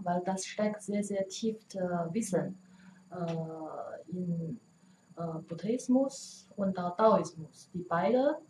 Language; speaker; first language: German; non-native, learner; Chinese